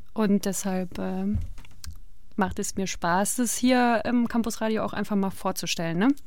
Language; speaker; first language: German; native; German